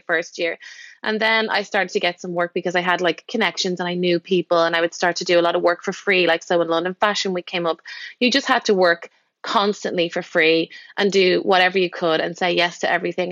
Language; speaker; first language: English; native; English